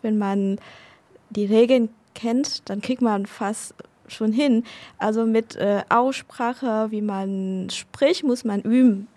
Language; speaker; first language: German; non-native, learner; Vietnamese